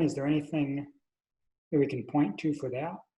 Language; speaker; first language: English; native; English